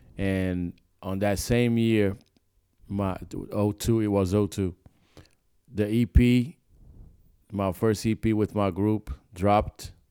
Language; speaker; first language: English; non-native, fluent; Portuguese